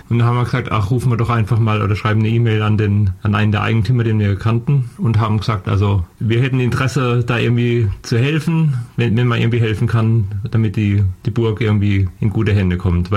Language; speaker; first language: German; native; German